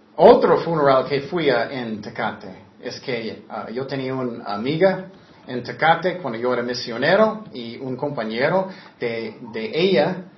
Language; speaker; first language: Spanish; non-native, fluent; English